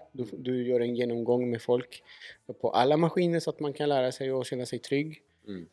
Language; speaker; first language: Swedish; native; Swedish